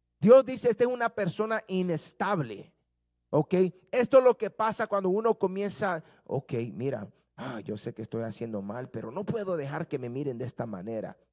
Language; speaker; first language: Spanish; early bilingual, heritage; Spanish